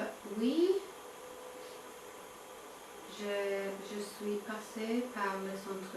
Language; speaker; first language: French; non-native, learner; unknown